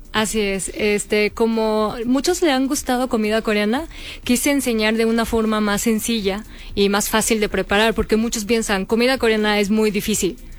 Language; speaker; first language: Spanish; early bilingual, other home language; Korean